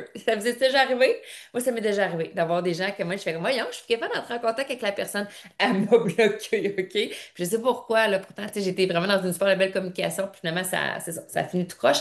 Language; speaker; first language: French; native; French